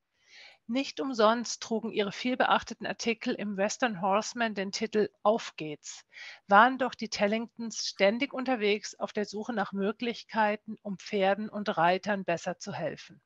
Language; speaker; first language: German; native; German